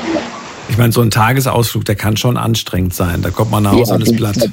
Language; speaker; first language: German; native; German